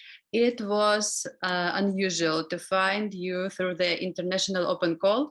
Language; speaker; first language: English; non-native, learner; Ukrainian